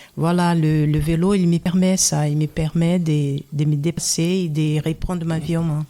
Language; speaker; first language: French; non-native, fluent; Portuguese